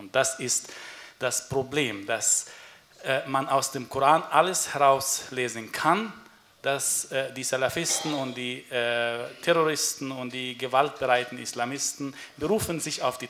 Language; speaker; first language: German; non-native, fluent; Arabic